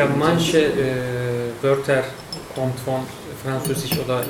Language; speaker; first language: German; non-native, learner; Turkish